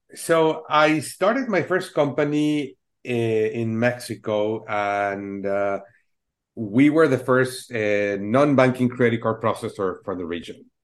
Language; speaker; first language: English; non-native, fluent; Spanish